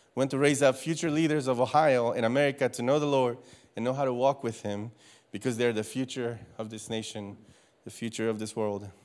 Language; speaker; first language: English; non-native, fluent; Spanish